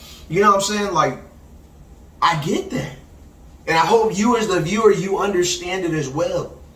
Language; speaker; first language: English; native; English